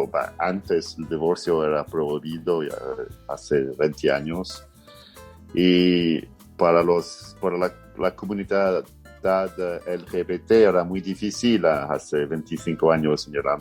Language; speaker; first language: Spanish; non-native, fluent; English